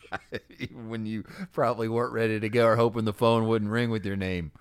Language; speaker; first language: English; native; English